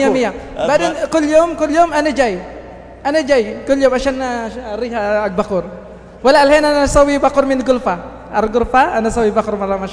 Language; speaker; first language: Arabic; non-native, learner; Filipino